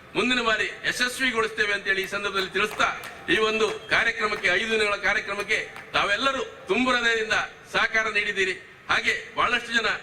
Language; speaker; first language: Kannada; native; Kannada